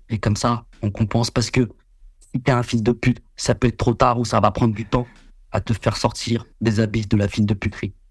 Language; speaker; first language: French; early bilingual, other home language; Vietnamese